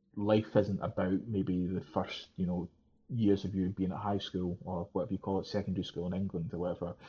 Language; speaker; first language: English; native; English